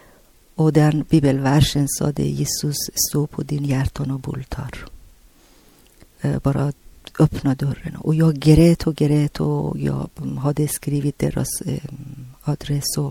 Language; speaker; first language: Swedish; non-native, learner; Persian